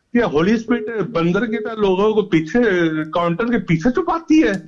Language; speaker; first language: Hindi; native; Hindi